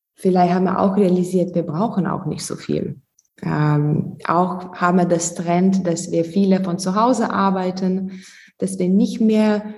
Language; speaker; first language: German; non-native, fluent; Lithuanian